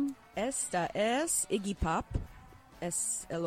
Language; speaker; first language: Spanish; non-native, learner; English